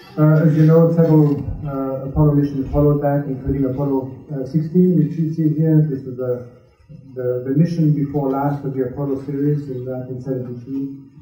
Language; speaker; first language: English; non-native, fluent; French